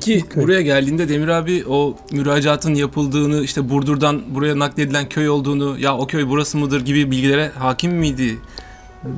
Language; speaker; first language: Turkish; native; Turkish